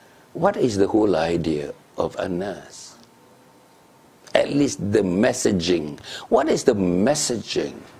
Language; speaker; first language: English; non-native, local second language; Malay